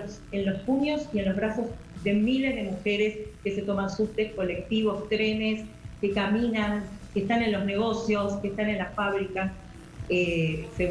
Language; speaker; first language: Spanish; native; Spanish